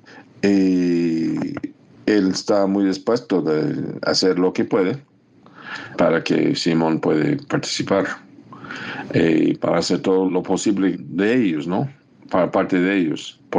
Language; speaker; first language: Spanish; non-native, fluent; English